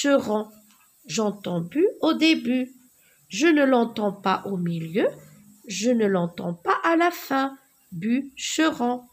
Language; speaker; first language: French; non-native, local second language; Arabic